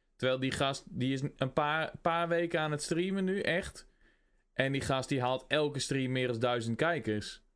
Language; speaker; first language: Dutch; native; Dutch